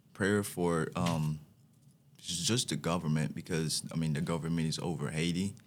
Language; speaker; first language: English; non-native, fluent; Haitian Creole